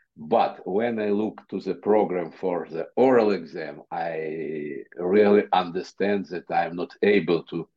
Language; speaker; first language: English; non-native, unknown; Ukrainian